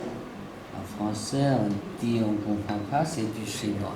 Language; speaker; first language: French; non-native, learner; Chinese